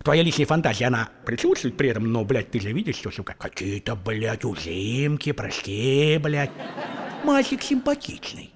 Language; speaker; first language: Russian; native; Russian